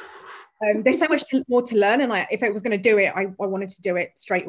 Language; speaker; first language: English; native; English